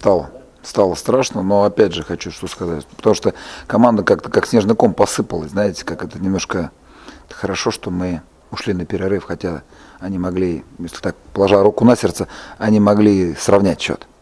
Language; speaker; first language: Russian; native; Russian